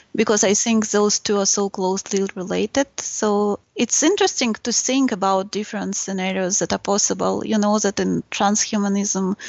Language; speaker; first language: English; non-native, fluent; Russian